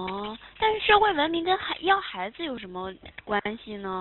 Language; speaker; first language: Chinese; native; Chinese